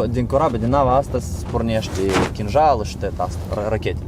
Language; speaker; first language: Romanian; non-native, learner; Ukrainian